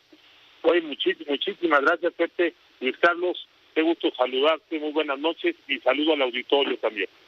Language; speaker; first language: Spanish; native; Spanish